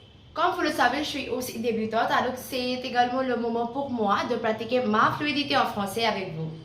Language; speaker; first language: French; non-native, learner; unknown